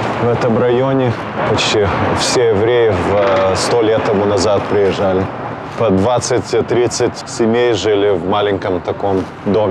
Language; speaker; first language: Russian; early bilingual, heritage; Russian